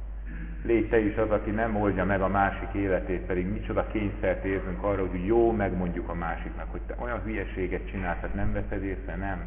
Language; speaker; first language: Hungarian; native; Hungarian